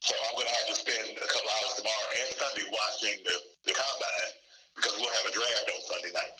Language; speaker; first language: English; native; English